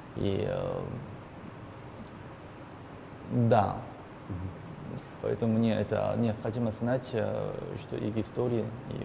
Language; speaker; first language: Russian; non-native, learner; Korean